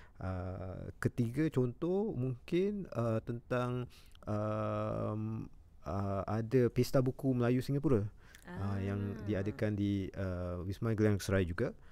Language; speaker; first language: Malay; native; Malay